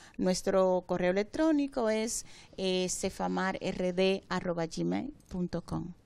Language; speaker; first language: Spanish; native; Spanish